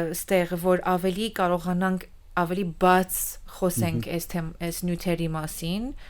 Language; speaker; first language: Armenian; early bilingual, heritage; English